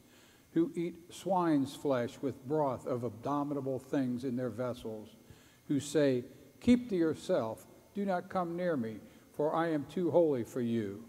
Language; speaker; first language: English; native; English